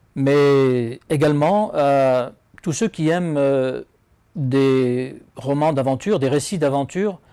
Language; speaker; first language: French; native; French